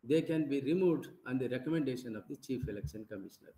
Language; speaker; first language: English; non-native, local second language; Kannada